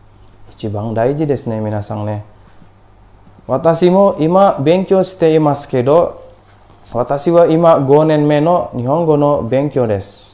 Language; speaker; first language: Japanese; non-native, fluent; Indonesian